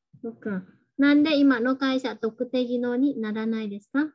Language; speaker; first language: Japanese; non-native, fluent; Vietnamese